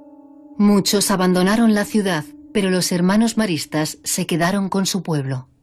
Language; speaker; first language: Spanish; native; Spanish